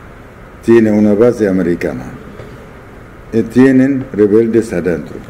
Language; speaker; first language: Spanish; non-native, fluent; Arabic